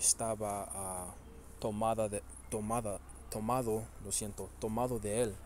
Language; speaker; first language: Spanish; early bilingual, heritage; Spanish